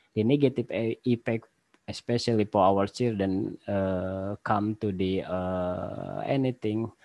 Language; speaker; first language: English; non-native, learner; Indonesian